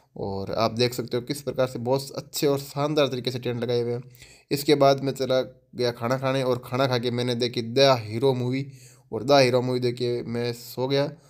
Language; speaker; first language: Hindi; native; Hindi